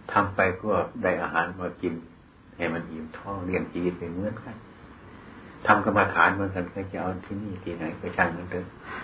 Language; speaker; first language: Thai; non-native, local second language; Northeastern Thai